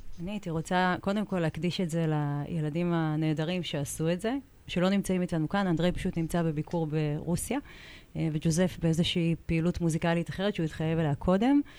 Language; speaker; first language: Hebrew; native; Hebrew